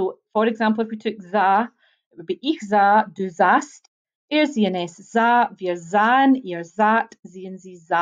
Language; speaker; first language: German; non-native, fluent; English